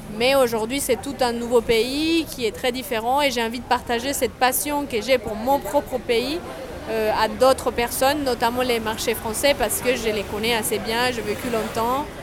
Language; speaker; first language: French; non-native, fluent; Spanish